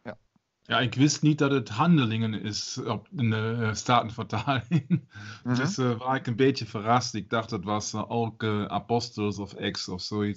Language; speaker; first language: Dutch; non-native, learner; German